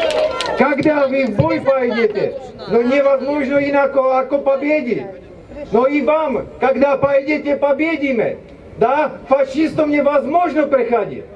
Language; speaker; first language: Russian; non-native, learner; Czech